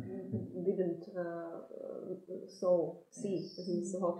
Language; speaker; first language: English; non-native, fluent; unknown